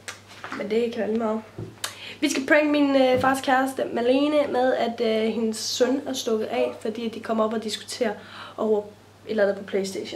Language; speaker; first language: Danish; native; Danish